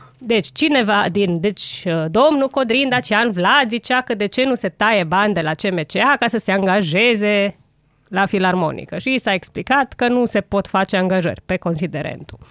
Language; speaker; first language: Romanian; native; Romanian